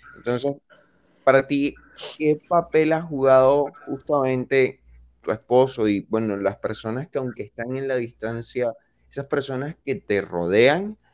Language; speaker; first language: Spanish; native; Spanish